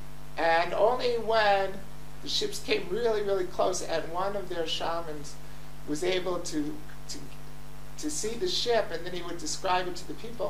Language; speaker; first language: English; native; English